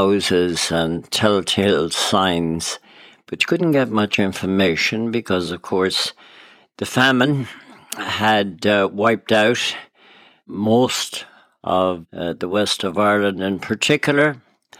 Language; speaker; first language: English; native; English